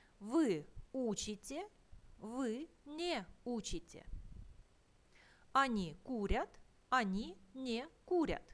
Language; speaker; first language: Russian; non-native, fluent; Turkish